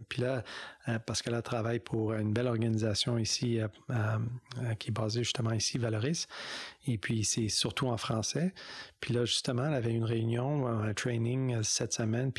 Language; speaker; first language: French; non-native, local second language; English